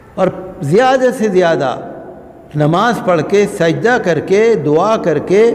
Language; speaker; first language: Urdu; native; Urdu